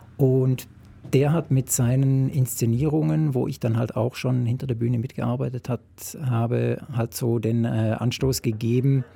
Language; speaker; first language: German; native; German